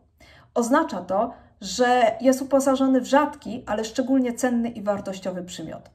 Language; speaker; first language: Polish; native; Polish